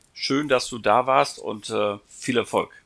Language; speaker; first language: German; native; German